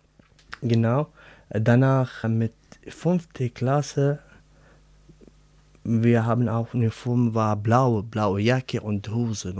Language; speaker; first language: German; non-native, learner; Arabic